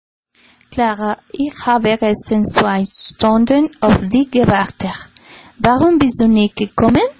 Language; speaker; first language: German; non-native, learner; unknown